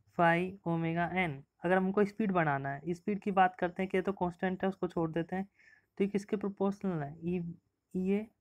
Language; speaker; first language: Hindi; native; Hindi